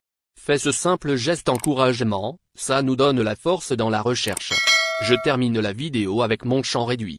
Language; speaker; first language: French; native; French